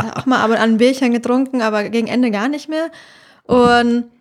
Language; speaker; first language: German; native; German